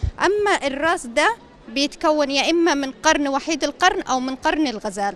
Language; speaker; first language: Arabic; native; Arabic